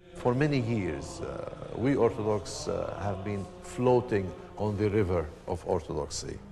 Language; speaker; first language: English; non-native, fluent; Arabic